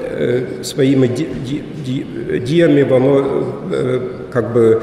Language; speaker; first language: Ukrainian; non-native, fluent; German